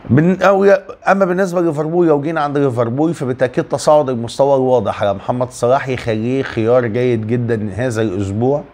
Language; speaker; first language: Arabic; native; Arabic